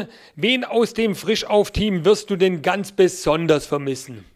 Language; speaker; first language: German; native; German